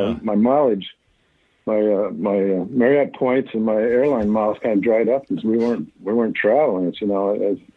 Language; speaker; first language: English; native; English